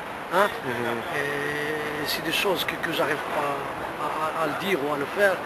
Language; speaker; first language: French; non-native, fluent; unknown